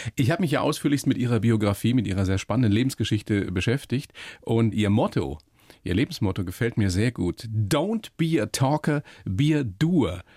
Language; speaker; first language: German; native; German